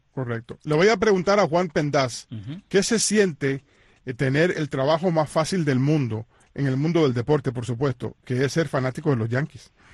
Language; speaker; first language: Spanish; native; Spanish